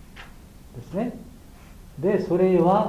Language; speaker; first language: Japanese; non-native, learner; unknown